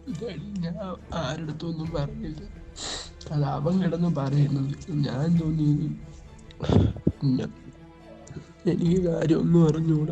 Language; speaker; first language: Malayalam; native; Malayalam